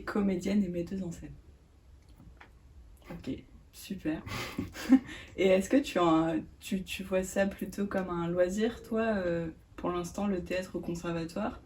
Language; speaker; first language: French; native; French